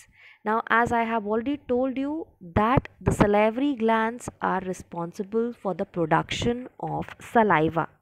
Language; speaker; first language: English; non-native, local second language; Hindi